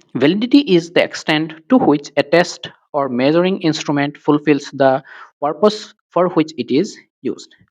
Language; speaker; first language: English; non-native, local second language; Assamese